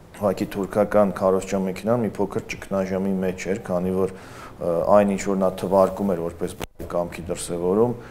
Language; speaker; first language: Armenian; native; Armenian